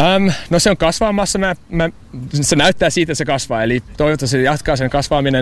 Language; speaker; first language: Finnish; non-native, fluent; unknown